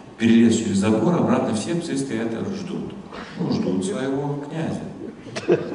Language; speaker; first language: Russian; non-native, fluent; German